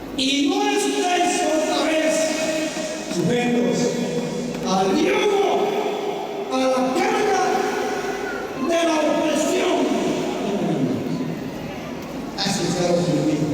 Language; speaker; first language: Spanish; native; Spanish